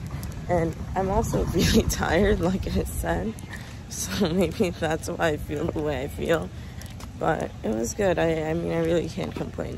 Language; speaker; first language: English; native; English